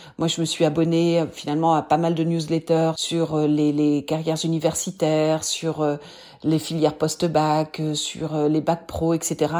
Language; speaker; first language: French; native; French